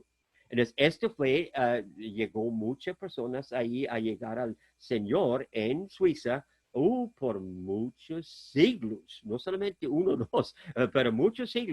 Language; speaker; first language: Spanish; non-native, fluent; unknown